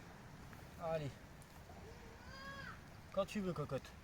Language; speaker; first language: French; native; French